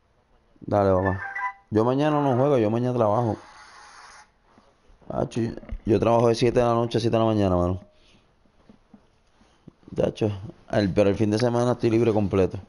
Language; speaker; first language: Spanish; native; Spanish